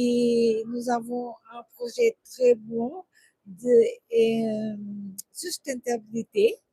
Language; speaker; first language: French; non-native, learner; Portuguese